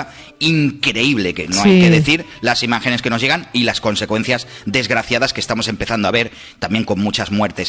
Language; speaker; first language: Spanish; native; Spanish